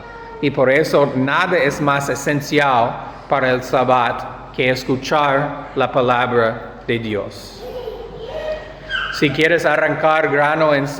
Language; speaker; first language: Spanish; non-native, fluent; English